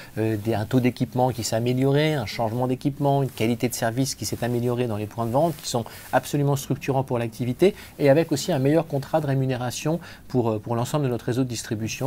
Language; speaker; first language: French; native; French